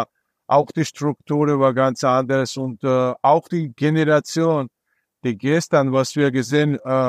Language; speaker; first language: German; non-native, fluent; Georgian